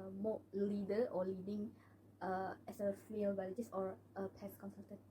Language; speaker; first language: English; non-native, local second language; Iban